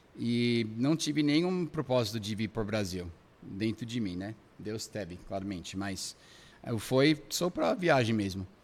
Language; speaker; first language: Portuguese; non-native, fluent; English